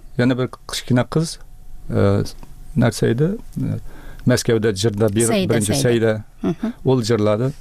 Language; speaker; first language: Tatar; early bilingual, heritage; Tatar